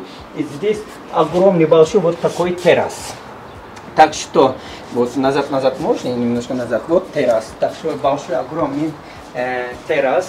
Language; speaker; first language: Russian; non-native, learner; Turkish